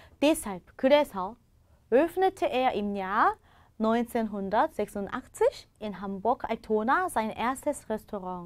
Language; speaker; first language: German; non-native, fluent; Korean